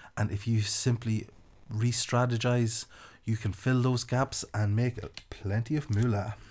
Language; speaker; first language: English; native; English